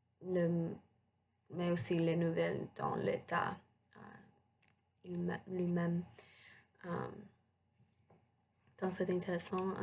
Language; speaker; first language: French; non-native, learner; English